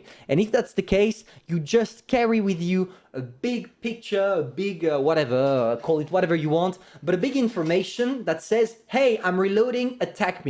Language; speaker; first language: English; non-native, fluent; French